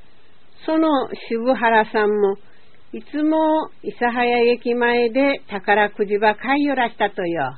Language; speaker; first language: Japanese; native; Japanese